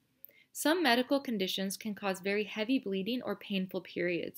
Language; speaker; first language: English; native; English